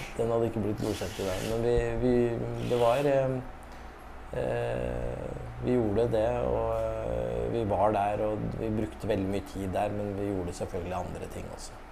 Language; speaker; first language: Norwegian; early bilingual, other home language; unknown